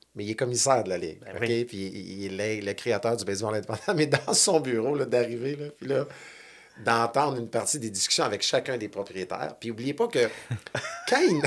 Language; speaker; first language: French; native; French